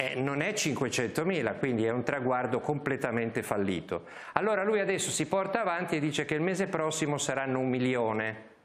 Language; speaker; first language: Italian; native; Italian